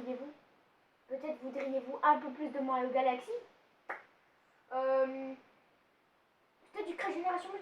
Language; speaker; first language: French; native; French